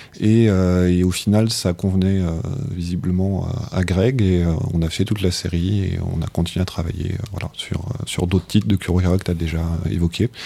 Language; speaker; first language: French; native; French